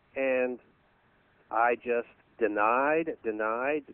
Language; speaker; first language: English; native; English